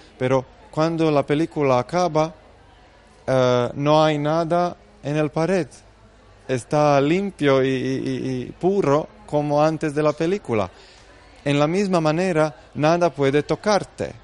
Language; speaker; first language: Spanish; non-native, fluent; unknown